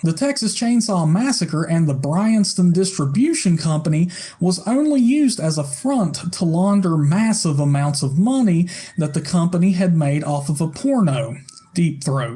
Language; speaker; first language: English; native; English